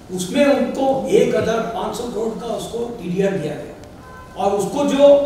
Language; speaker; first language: Hindi; non-native, local second language; Marathi